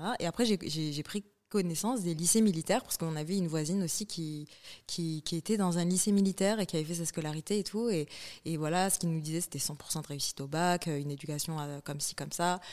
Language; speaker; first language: French; early bilingual, other home language; Arabic